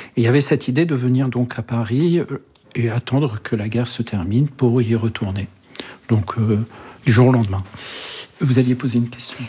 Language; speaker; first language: French; early bilingual, other home language; Arabic